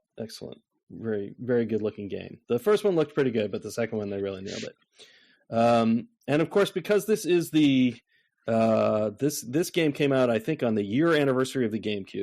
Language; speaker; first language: English; native; English